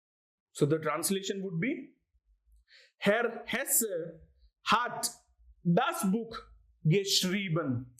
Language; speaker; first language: German; non-native, learner; Gujarati